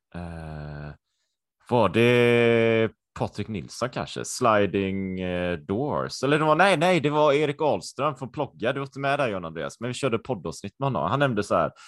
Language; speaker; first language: Swedish; native; Swedish